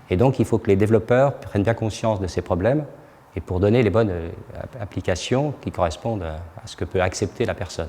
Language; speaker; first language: French; native; French